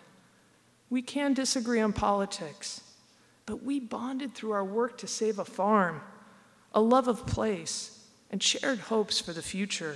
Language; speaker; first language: English; native; English